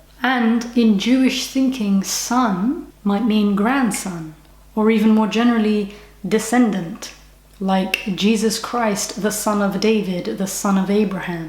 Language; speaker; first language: English; native; English